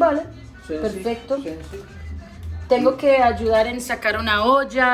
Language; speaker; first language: Spanish; early bilingual, heritage; English